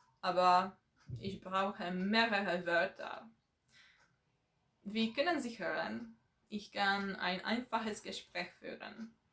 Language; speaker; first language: German; non-native, learner; Polish